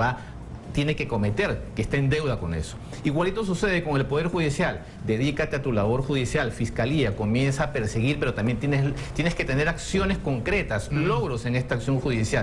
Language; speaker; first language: Spanish; native; Spanish